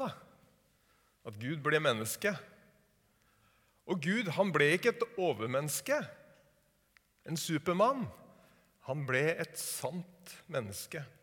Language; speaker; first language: Norwegian; native; Norwegian